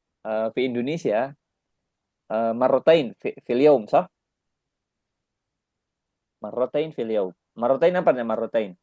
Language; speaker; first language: Arabic; non-native, fluent; Indonesian